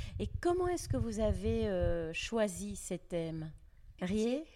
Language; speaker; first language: French; native; French